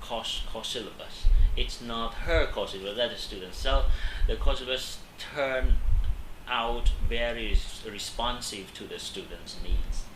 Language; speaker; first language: English; non-native, fluent; Khmer